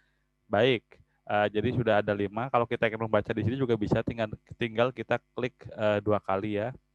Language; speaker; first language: Indonesian; native; Indonesian